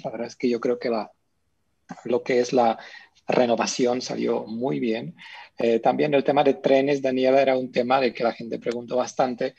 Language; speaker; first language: Spanish; native; Spanish